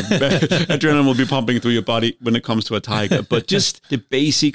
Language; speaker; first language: English; non-native, fluent; Danish